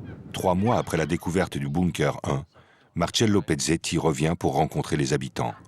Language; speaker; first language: French; native; French